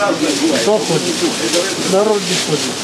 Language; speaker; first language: Russian; non-native, learner; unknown